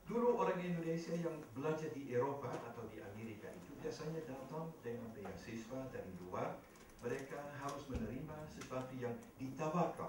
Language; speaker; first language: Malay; non-native, fluent; Dutch